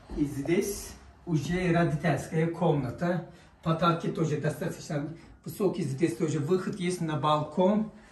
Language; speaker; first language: Russian; non-native, learner; Turkish